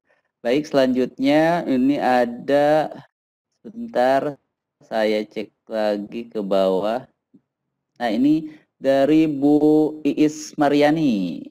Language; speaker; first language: Indonesian; native; Indonesian